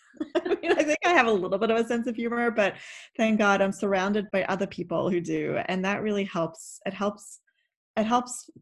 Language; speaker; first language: English; native; English